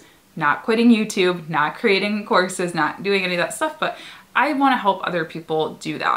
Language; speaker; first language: English; native; English